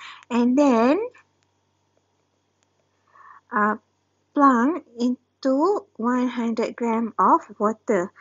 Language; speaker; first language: English; non-native, local second language; Malay